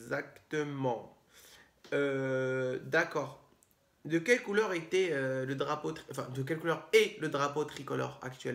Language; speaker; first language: French; native; French